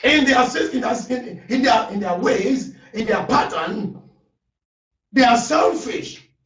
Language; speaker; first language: English; non-native, local second language; Yoruba